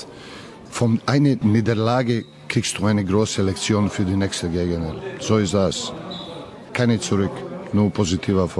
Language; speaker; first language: German; non-native, learner; Serbian